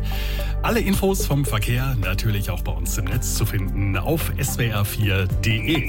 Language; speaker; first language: German; native; German